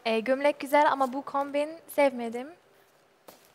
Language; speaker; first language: Turkish; non-native, learner; English